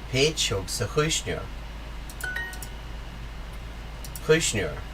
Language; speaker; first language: Irish; non-native, learner; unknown